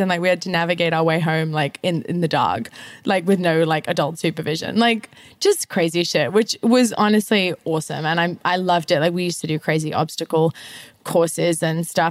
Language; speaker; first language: English; native; English